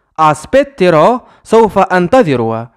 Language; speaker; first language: Italian; non-native, fluent; Arabic